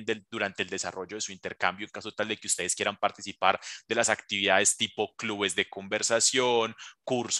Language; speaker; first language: Spanish; native; Spanish